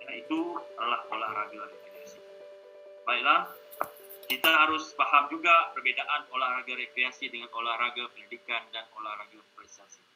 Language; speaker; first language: Malay; native; Malay